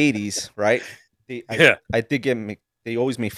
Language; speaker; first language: English; early bilingual, other home language; Italian